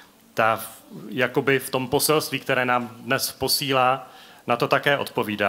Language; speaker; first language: Czech; native; Czech